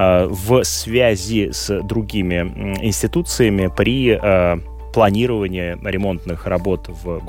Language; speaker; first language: Russian; native; Russian